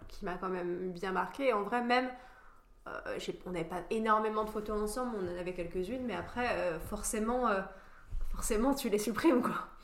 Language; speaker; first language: French; native; French